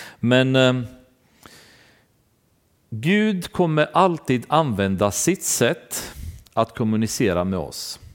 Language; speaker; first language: Swedish; non-native, fluent; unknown